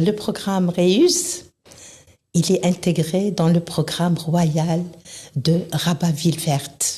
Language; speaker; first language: French; non-native, local second language; Arabic